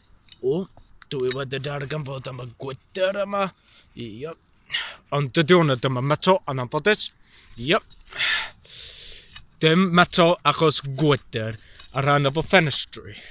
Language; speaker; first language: Welsh; non-native, local second language; English